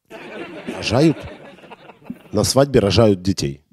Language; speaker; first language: Russian; native; Russian